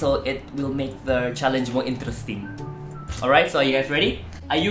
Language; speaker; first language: English; non-native, local second language; Malay